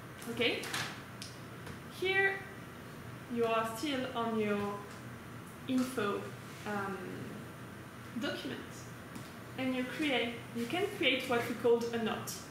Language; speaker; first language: English; non-native, fluent; French